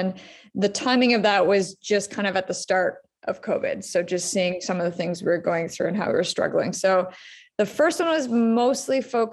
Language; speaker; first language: English; native; English